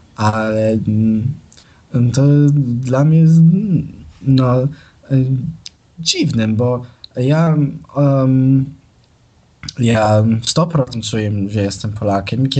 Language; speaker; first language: Polish; early bilingual, heritage; English